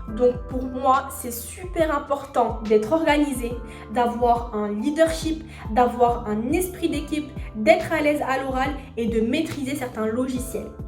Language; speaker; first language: French; non-native, local second language; Arabic